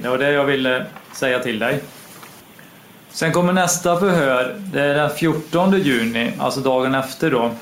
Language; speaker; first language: Swedish; native; Swedish